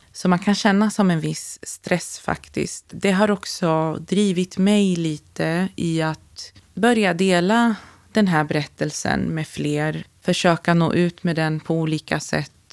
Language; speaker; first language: Swedish; native; Swedish